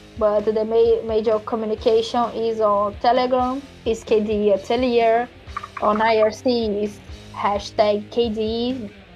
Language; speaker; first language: English; non-native, fluent; Portuguese